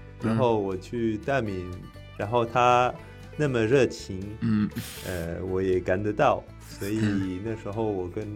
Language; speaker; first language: Chinese; non-native, learner; French